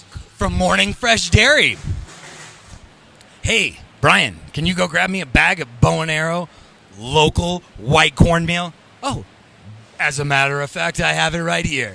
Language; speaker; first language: English; native; English